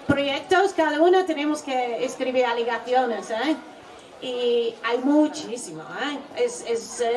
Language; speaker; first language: Spanish; non-native, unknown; English